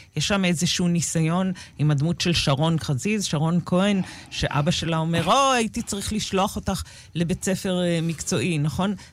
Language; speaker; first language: Hebrew; native; Hebrew